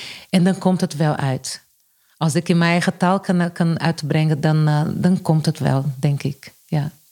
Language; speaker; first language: Dutch; non-native, fluent; Portuguese